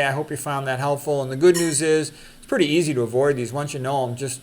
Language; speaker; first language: English; native; English